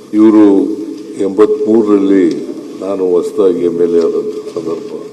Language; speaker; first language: Kannada; native; Kannada